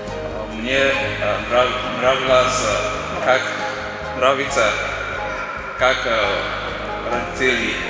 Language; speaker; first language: Russian; non-native, learner; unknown